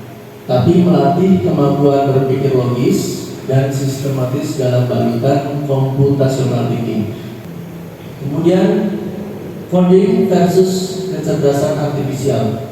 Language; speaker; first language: Indonesian; native; Indonesian